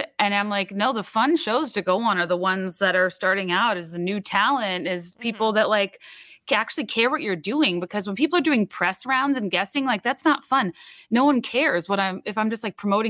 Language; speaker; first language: English; native; English